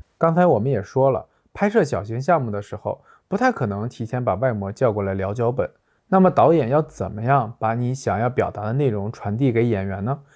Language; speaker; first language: Chinese; native; Chinese